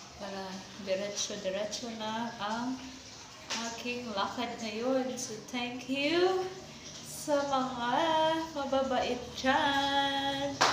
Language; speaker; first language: Filipino; non-native, local second language; Cebuano